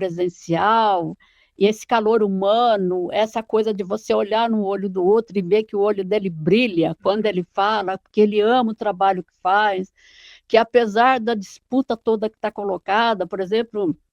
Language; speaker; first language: Portuguese; native; Portuguese